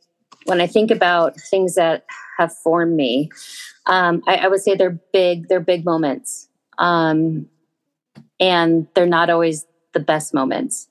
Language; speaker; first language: English; native; English